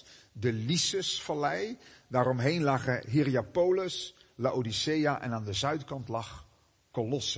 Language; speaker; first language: Dutch; native; Dutch